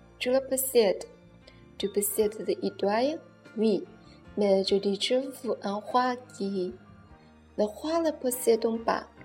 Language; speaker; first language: French; non-native, learner; Chinese